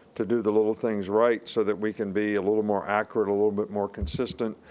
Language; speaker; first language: English; native; English